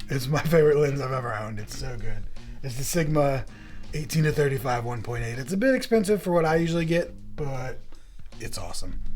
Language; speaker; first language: English; native; English